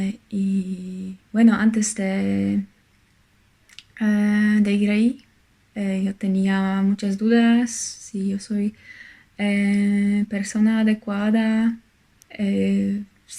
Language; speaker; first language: Spanish; non-native, fluent; Polish